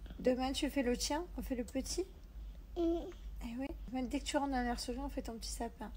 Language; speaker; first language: French; native; French